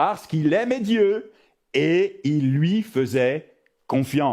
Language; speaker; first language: French; native; French